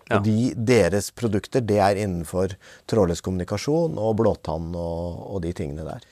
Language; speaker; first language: Norwegian; native; Norwegian